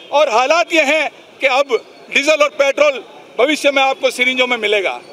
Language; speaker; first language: Hindi; native; Hindi